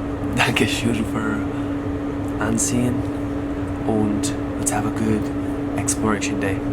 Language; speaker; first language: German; non-native, learner; English